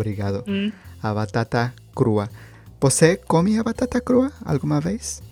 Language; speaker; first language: Portuguese; non-native, learner; Spanish